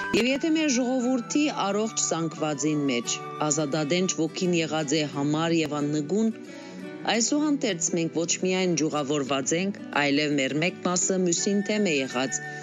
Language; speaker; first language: Armenian; early bilingual, heritage; Armenian